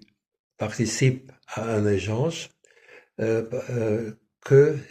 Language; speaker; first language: French; non-native, fluent; German